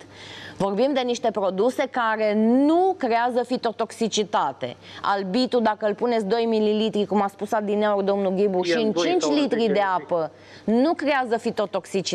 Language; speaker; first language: Romanian; native; Romanian